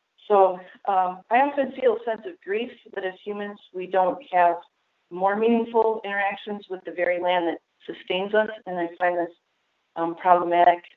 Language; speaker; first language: English; native; English